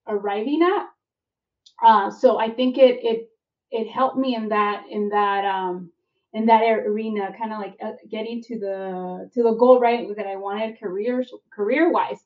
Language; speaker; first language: English; native; English